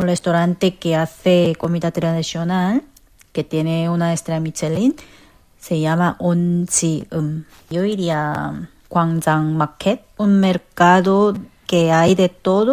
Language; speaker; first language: Spanish; non-native, fluent; Korean